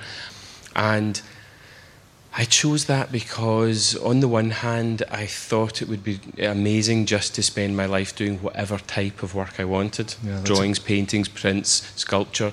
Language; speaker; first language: English; native; English